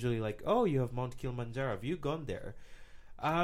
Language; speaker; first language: English; non-native, local second language; Swahili